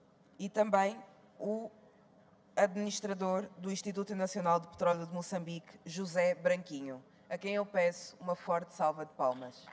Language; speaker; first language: Portuguese; native; Portuguese